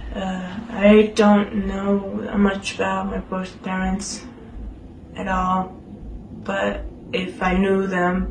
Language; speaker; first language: English; early bilingual, other home language; Spanish